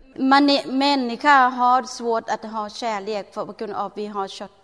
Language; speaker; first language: Swedish; non-native, learner; Thai